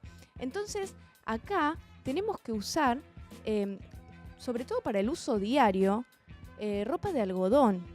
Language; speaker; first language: Spanish; native; Spanish